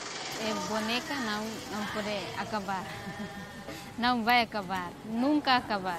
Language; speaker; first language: Portuguese; non-native, learner; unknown